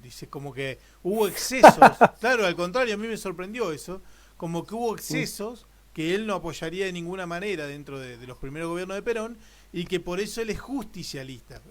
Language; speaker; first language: Spanish; native; Spanish